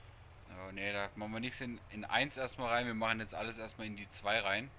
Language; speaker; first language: German; native; German